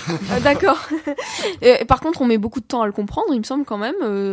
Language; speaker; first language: French; native; French